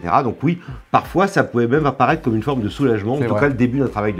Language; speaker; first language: French; native; French